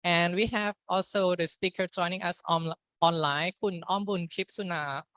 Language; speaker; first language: English; non-native, fluent; Thai